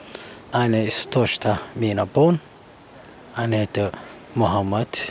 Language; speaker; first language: Swedish; non-native, learner; Somali